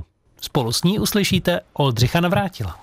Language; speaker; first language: Czech; native; Czech